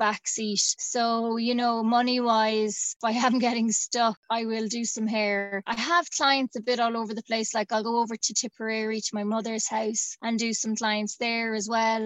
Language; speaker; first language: English; native; English